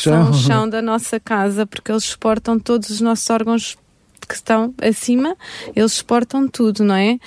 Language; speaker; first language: Portuguese; native; Portuguese